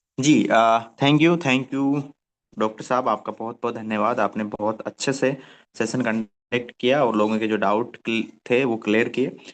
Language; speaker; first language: Hindi; native; Hindi